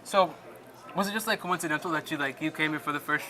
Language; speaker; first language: English; native; English